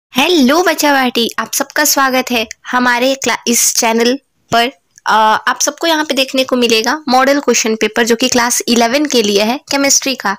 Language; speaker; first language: Hindi; native; Hindi